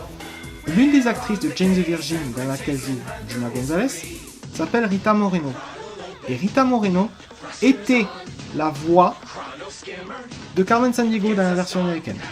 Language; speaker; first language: French; native; French